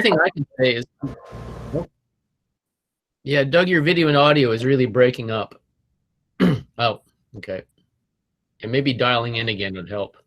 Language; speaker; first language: English; native; English